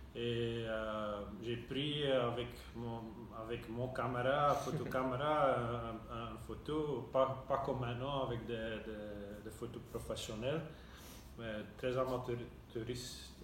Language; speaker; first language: French; non-native, local second language; Dutch